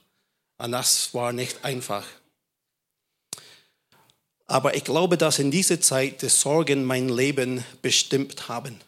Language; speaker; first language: German; non-native, fluent; English